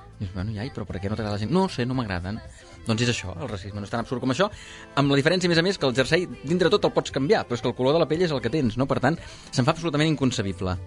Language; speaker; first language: Catalan; native; Catalan